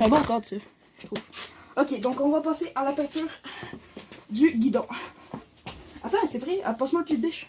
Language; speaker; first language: French; native; French